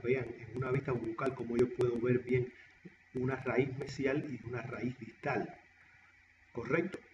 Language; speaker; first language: Spanish; native; Spanish